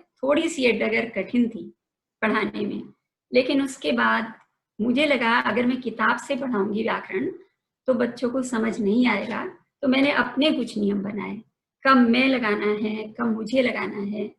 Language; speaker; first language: Hindi; native; Hindi